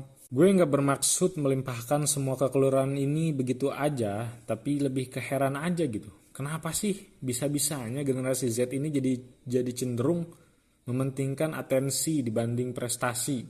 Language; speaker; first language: Indonesian; native; Indonesian